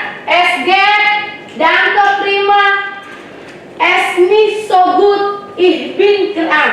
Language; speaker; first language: German; non-native, learner; Indonesian